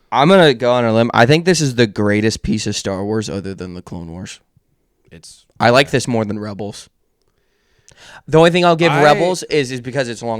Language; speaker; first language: English; native; English